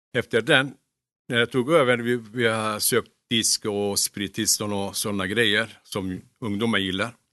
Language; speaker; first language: Swedish; non-native, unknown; Turkish